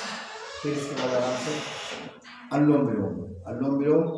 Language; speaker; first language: Hindi; native; Hindi